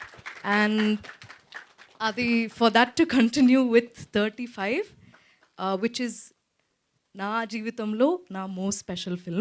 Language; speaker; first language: Telugu; non-native, fluent; Malayalam